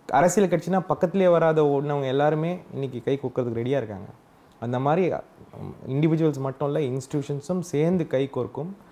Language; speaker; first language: Tamil; native; Tamil